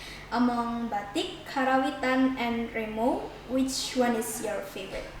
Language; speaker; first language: English; non-native, learner; Indonesian